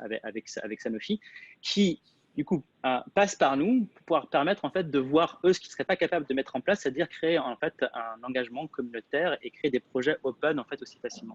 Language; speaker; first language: French; native; French